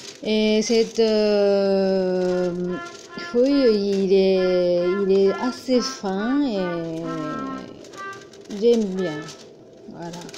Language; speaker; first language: French; non-native, learner; Japanese